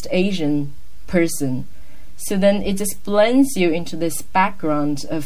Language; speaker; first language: English; non-native, fluent; Chinese